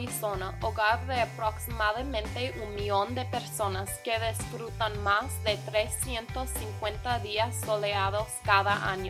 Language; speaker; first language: Spanish; non-native, learner; English